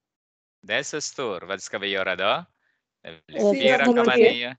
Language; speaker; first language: Swedish; non-native, fluent; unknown